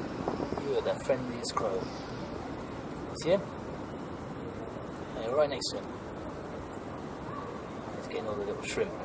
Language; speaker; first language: English; native; English